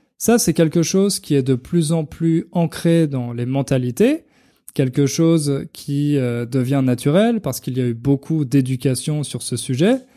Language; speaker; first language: French; native; French